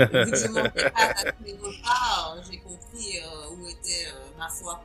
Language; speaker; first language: French; native; French